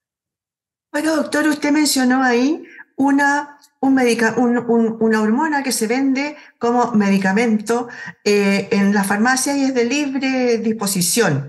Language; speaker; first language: Spanish; native; Spanish